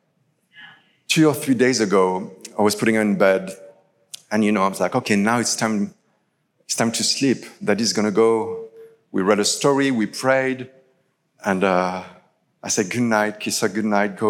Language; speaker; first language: English; non-native, fluent; French